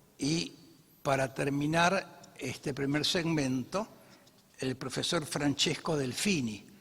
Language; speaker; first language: Spanish; native; Spanish